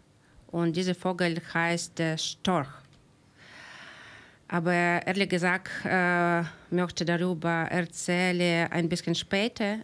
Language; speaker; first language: German; non-native, learner; Ukrainian